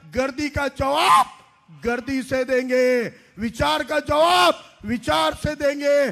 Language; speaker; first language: Hindi; non-native, local second language; Marathi